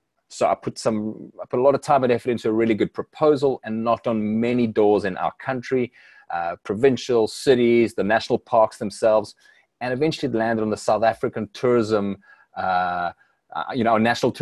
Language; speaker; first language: English; native; English